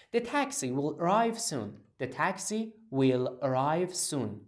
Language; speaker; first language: English; non-native, fluent; Persian